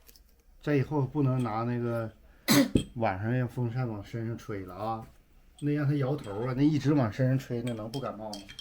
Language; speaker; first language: Chinese; native; Chinese